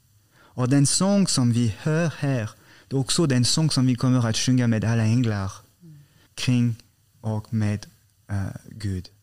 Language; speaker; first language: Swedish; non-native, fluent; French